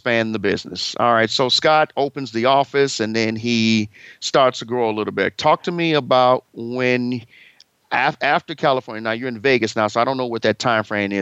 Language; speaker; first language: English; native; English